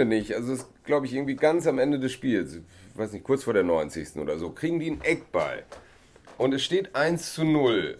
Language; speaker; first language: German; native; German